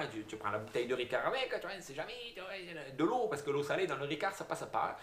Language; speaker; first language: French; native; French